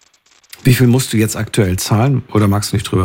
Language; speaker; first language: German; native; German